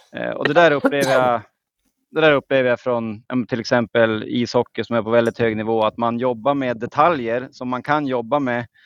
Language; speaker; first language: Swedish; native; Swedish